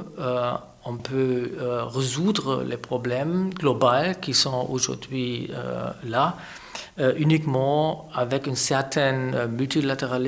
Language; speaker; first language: French; non-native, fluent; German